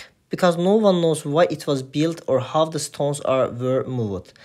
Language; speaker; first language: English; non-native, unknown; Azerbaijani